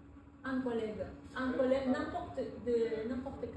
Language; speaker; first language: French; non-native, fluent; Spanish